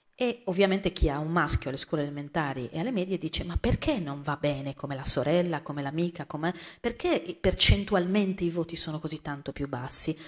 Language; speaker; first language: Italian; native; Italian